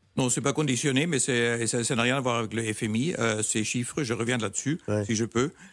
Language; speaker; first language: French; non-native, fluent; German